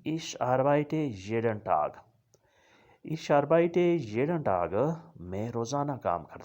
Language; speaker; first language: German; non-native, fluent; Urdu